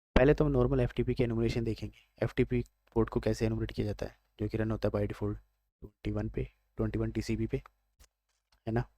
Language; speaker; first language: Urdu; native; Urdu